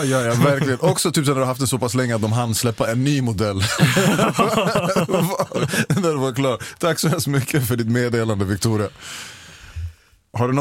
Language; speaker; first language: Swedish; native; Swedish